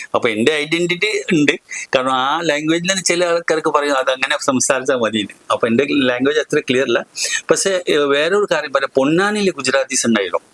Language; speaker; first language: Malayalam; non-native, local second language; Gujarati